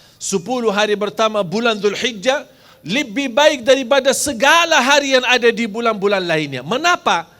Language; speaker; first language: Malay; non-native, fluent; Arabic